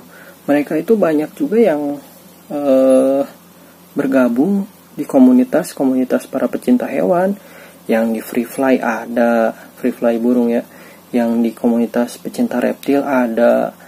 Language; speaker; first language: Indonesian; native; Indonesian